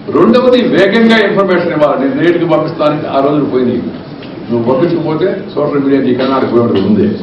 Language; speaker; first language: Telugu; native; Telugu